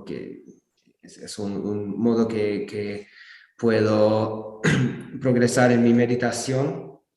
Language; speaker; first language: Spanish; non-native, learner; English